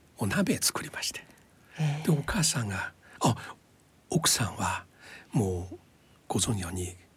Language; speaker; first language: Japanese; non-native, fluent; Chinese